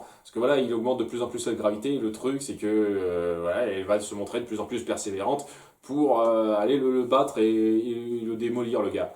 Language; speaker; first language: French; native; French